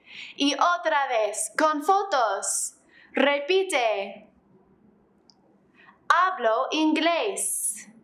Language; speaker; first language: Spanish; non-native, fluent; English